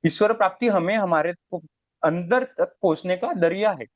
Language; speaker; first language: Hindi; non-native, local second language; Marathi